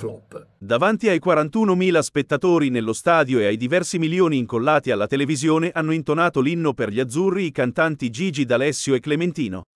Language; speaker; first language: Italian; native; Italian